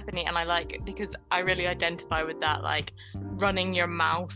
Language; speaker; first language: English; native; English